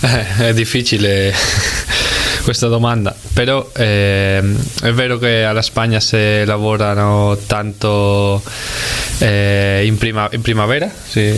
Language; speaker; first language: Italian; non-native, learner; Spanish